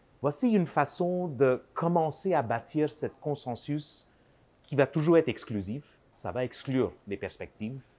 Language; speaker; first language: French; non-native, fluent; English